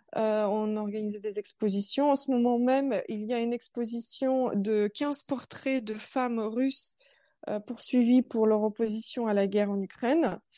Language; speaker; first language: French; early bilingual, other home language; Russian